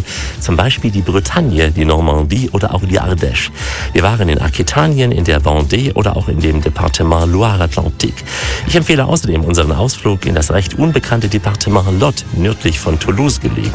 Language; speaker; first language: German; native; German